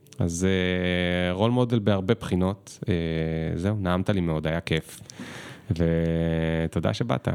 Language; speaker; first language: Hebrew; native; Hebrew